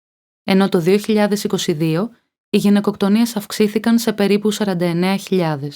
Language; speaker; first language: Greek; native; Greek